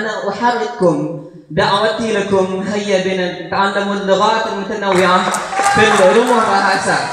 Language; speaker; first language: Arabic; non-native, fluent; Indonesian